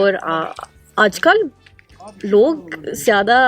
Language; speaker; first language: Hindi; non-native, fluent; Norwegian